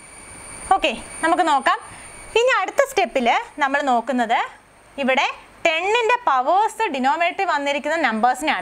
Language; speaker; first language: Malayalam; native; Malayalam